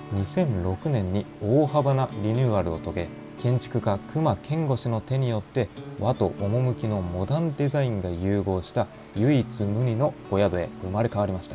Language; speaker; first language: Japanese; native; Japanese